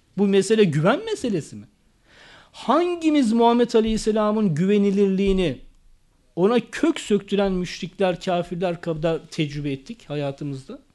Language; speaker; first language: Turkish; native; Turkish